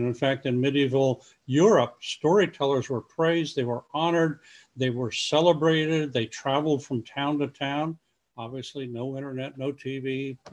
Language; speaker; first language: English; native; English